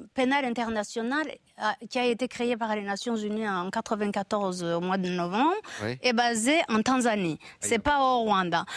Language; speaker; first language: French; non-native, local second language; Kinyarwanda